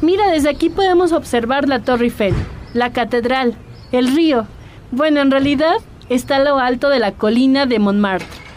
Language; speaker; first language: Spanish; native; Spanish